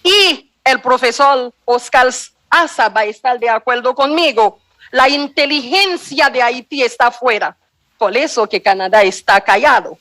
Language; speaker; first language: Spanish; non-native, fluent; Haitian Creole